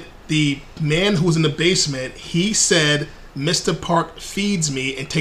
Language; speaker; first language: English; native; English